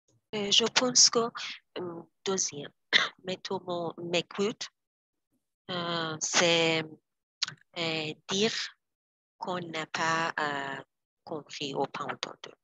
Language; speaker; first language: French; non-native, learner; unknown